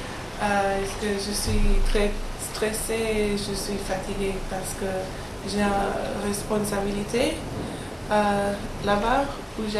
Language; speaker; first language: French; non-native, learner; English